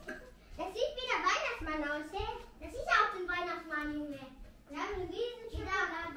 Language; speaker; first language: German; early bilingual, other home language; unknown